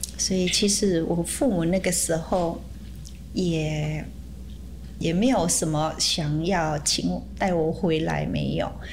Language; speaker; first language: Chinese; non-native, fluent; Indonesian